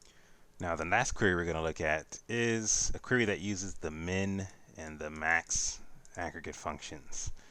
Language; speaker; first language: English; native; English